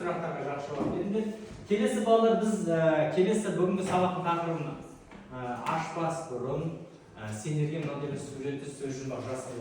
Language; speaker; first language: Kazakh; native; Kazakh